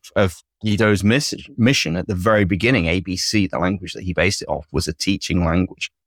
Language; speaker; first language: English; native; English